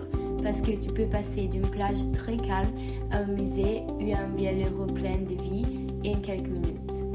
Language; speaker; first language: French; non-native, learner; Italian